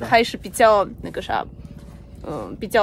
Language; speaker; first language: Chinese; non-native, fluent; Ukrainian